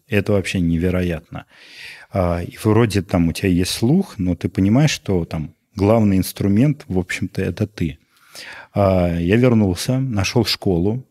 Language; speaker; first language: Russian; native; Russian